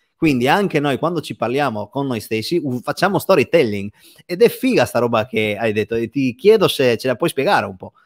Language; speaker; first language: Italian; native; Italian